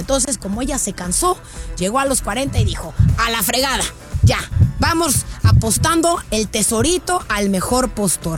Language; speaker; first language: Spanish; native; Spanish